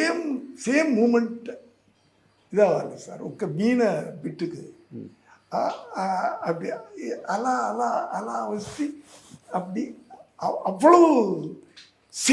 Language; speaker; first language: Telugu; non-native, learner; Tamil